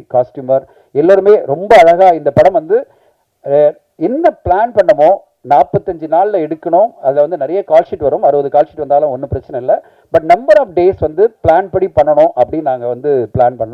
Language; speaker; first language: Tamil; native; Tamil